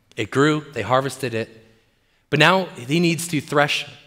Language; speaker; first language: English; native; English